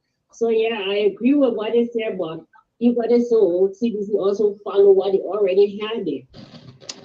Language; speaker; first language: English; native; English